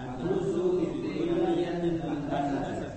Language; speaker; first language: Arabic; non-native, learner; Indonesian